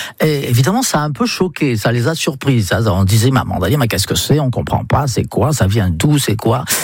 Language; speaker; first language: French; non-native, fluent; English